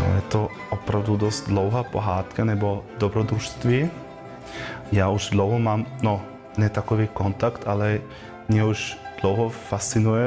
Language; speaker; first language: Czech; non-native, fluent; Croatian